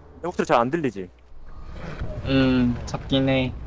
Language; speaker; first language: Korean; native; Korean